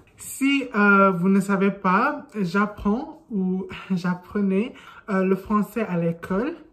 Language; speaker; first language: French; non-native, learner; English